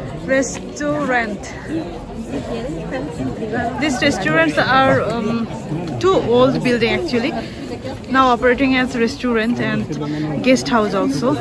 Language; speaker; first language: English; non-native, local second language; Bangla